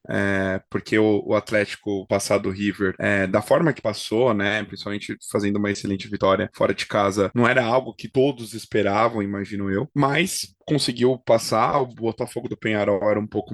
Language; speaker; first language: Portuguese; native; Portuguese